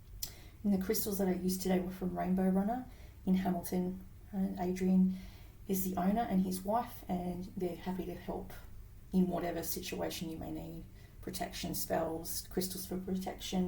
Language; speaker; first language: English; native; English